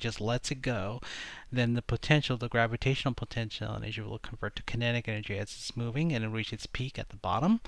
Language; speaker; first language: English; native; English